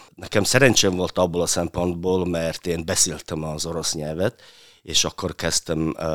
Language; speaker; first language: Hungarian; non-native, fluent; Mongolian